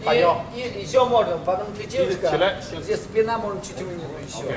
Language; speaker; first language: Russian; non-native, learner; Chinese